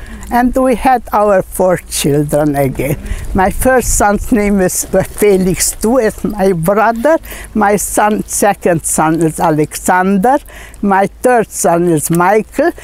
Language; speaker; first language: English; non-native, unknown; Hungarian